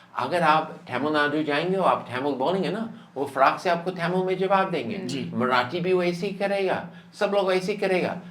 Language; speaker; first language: Hindi; non-native, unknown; English